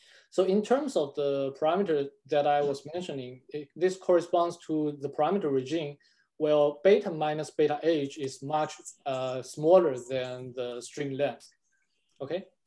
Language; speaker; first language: English; non-native, fluent; Chinese